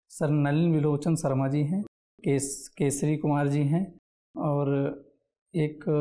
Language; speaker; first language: Hindi; native; Hindi